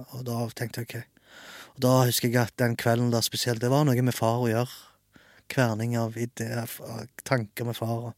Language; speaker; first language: Norwegian; early bilingual, other home language; Arabic